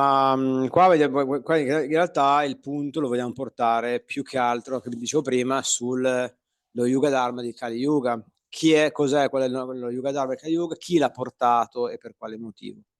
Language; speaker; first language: Italian; native; Italian